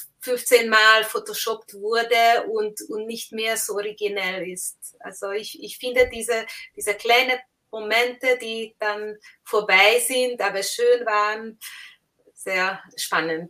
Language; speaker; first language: German; non-native, fluent; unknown